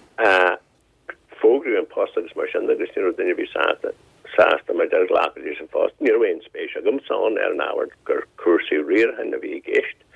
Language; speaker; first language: Irish; non-native, local second language; English